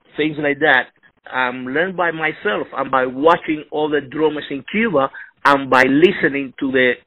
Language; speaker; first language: English; non-native, fluent; Spanish